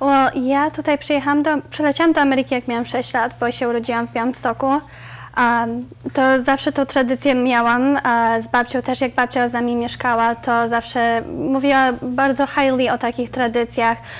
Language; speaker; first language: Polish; early bilingual, other home language; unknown